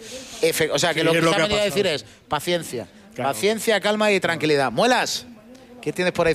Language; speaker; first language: Spanish; native; Spanish